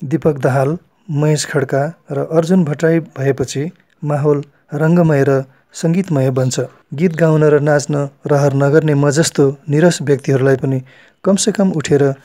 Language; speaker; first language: Nepali; native; Nepali